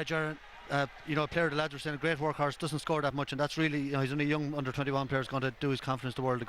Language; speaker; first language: English; native; English